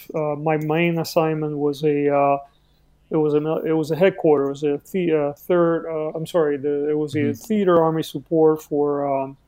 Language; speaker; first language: English; early bilingual, other home language; Spanish